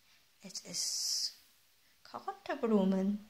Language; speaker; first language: German; non-native, fluent; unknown